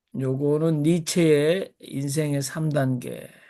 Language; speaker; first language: Korean; native; Korean